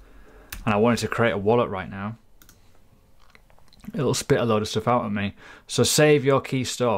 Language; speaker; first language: English; native; English